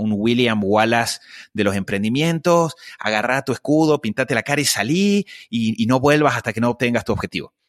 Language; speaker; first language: Spanish; native; Spanish